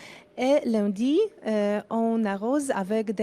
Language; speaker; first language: French; non-native, fluent; Polish